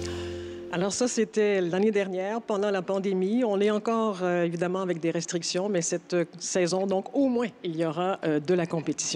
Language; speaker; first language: French; native; French